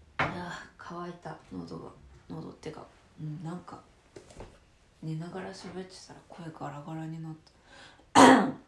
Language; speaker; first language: Japanese; native; Japanese